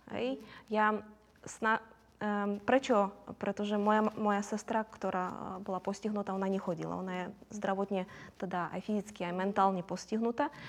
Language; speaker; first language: Slovak; non-native, fluent; Ukrainian